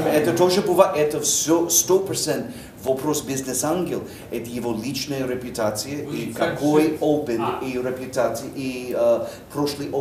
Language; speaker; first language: Russian; non-native, learner; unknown